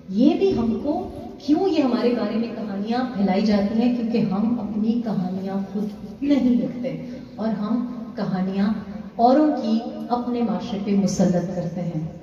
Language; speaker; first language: Urdu; non-native, local second language; Pashto